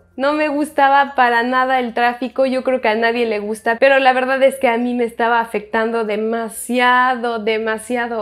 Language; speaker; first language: Spanish; non-native, fluent; French